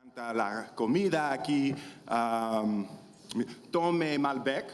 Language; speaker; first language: Spanish; non-native, learner; English